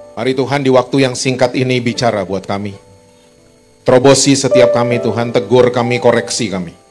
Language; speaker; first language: Indonesian; native; Indonesian